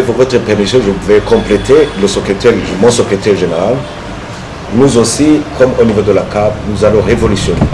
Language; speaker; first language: French; non-native, local second language; Rundi